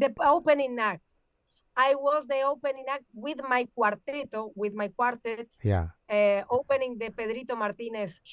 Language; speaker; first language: English; non-native, learner; Spanish